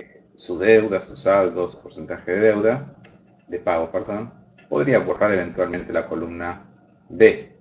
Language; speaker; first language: Spanish; native; Spanish